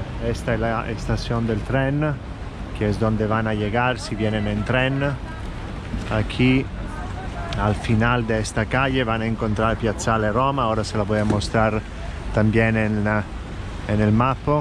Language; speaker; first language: Spanish; non-native, fluent; Italian